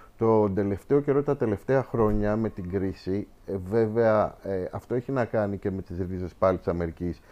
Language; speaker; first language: Greek; early bilingual, heritage; Greek